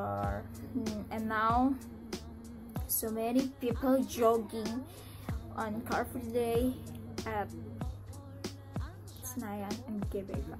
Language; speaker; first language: English; non-native, learner; Indonesian